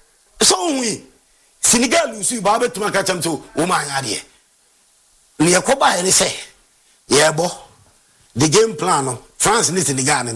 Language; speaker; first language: English; non-native, local second language; Akan